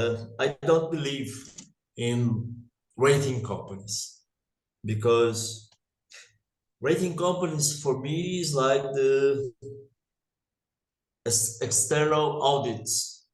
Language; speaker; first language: English; non-native, learner; Portuguese